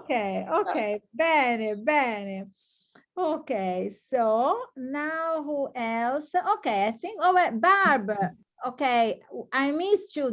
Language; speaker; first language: English; non-native, fluent; Italian